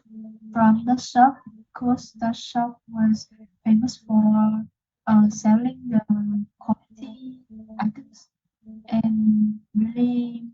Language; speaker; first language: English; non-native, learner; Vietnamese